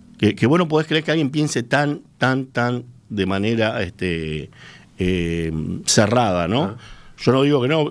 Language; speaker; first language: Spanish; native; Spanish